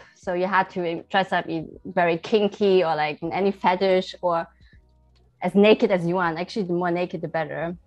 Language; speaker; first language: English; early bilingual, heritage; Chinese